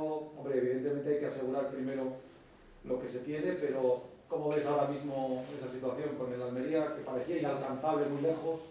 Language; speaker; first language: Spanish; native; Spanish